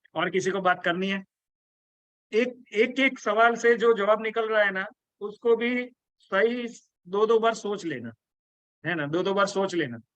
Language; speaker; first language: Hindi; native; Hindi